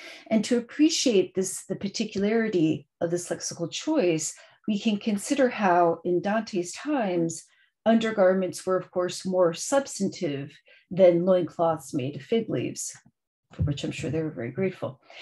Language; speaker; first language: English; native; English